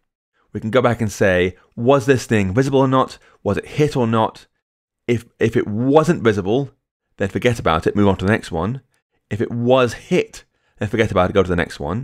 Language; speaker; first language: English; native; English